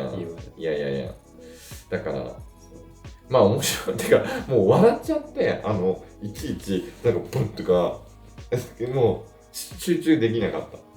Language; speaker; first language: Japanese; native; Japanese